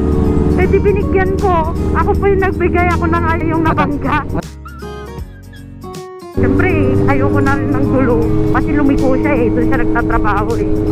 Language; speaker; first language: Filipino; native; Filipino